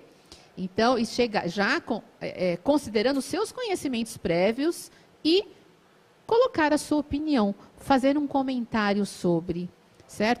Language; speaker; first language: Portuguese; native; Portuguese